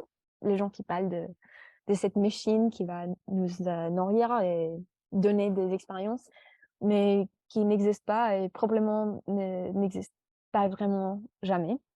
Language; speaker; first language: French; non-native, fluent; English